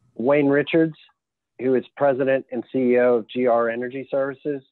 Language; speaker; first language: English; native; English